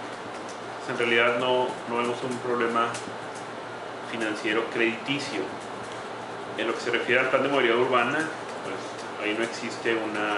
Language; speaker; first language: Spanish; native; Spanish